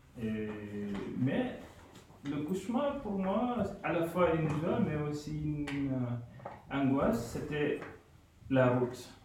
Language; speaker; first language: French; non-native, local second language; Fula